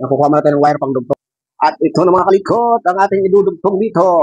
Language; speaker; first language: Filipino; native; Filipino